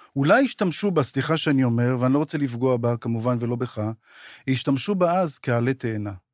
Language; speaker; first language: Hebrew; native; Hebrew